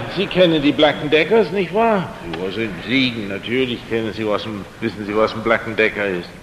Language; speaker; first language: German; non-native, fluent; English